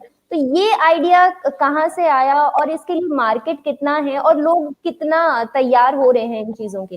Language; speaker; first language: Hindi; native; Hindi